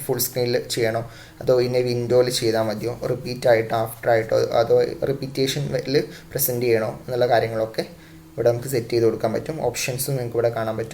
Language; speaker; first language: Malayalam; native; Malayalam